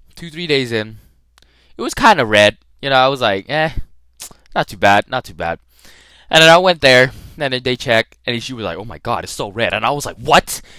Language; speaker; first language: English; early bilingual, other home language; Thai